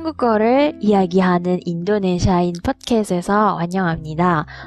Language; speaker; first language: Korean; non-native, fluent; Indonesian